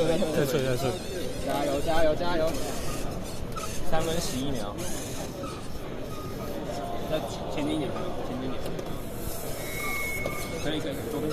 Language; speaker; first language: Chinese; native; Chinese